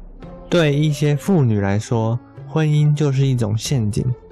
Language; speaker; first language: Chinese; native; Chinese